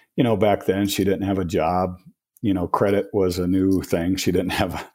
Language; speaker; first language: English; native; English